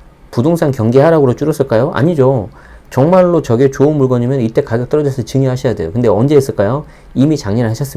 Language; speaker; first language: Korean; native; Korean